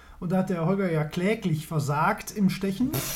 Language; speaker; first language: German; native; German